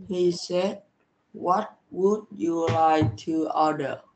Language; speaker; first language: English; non-native, learner; Vietnamese